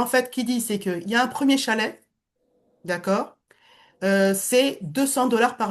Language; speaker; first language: French; native; French